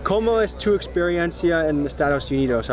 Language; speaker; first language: Spanish; non-native, learner; English